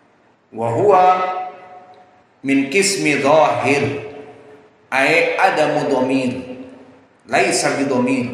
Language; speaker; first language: Arabic; non-native, fluent; Indonesian